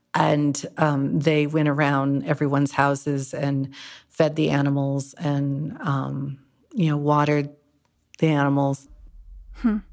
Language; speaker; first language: English; native; English